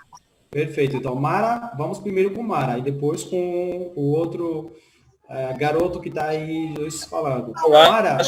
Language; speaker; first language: Portuguese; non-native, fluent; Spanish